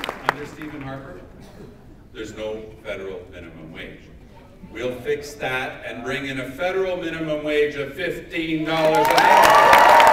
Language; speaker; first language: English; early bilingual, other home language; French